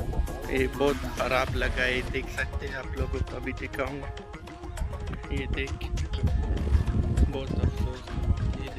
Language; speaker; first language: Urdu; non-native, local second language; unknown